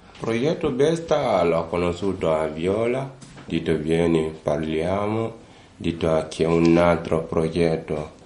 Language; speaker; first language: Italian; non-native, learner; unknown